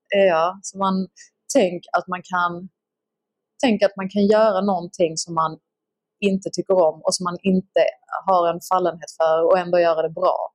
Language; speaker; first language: Swedish; native; Swedish